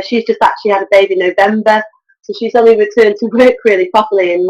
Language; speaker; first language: English; native; English